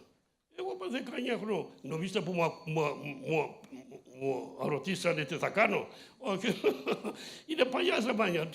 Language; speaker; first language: Greek; early bilingual, heritage; Greek